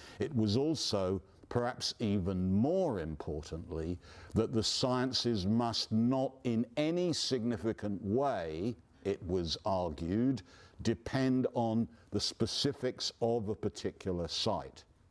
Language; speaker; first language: English; native; English